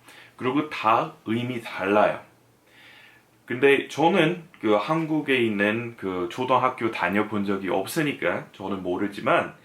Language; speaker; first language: Korean; non-native, fluent; English